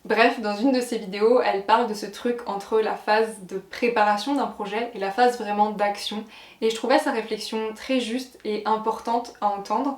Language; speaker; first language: French; native; French